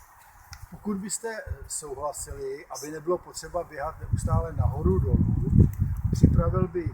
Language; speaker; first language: Czech; native; Czech